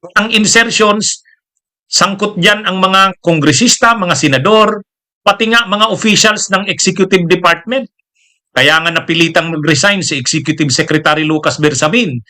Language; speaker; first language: Filipino; non-native, local second language; Bikol